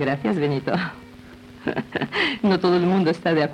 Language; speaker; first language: Spanish; non-native, local second language; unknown